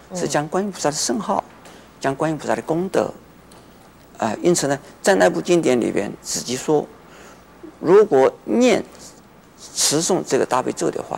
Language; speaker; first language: Chinese; native; Chinese